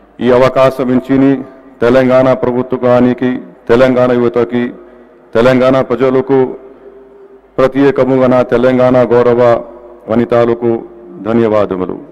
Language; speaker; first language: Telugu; non-native, local second language; Urdu